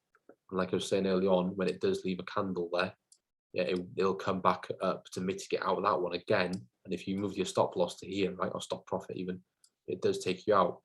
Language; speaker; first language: English; native; English